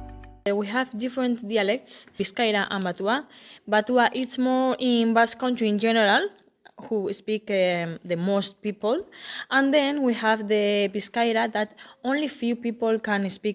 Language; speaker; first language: English; non-native, fluent; Basque